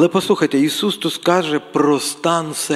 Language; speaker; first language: Czech; non-native, learner; Ukrainian